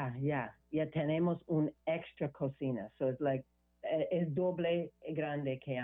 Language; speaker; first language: Spanish; non-native, learner; English